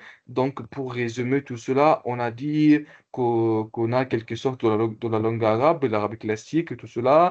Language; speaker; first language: French; non-native, local second language; Comorian